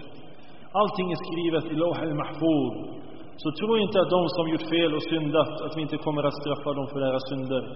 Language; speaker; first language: Swedish; early bilingual, other home language; Arabic